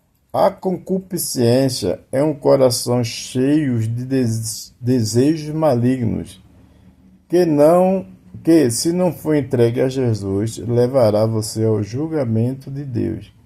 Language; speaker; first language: Portuguese; native; Portuguese